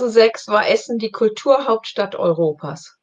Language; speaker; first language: German; non-native, learner; English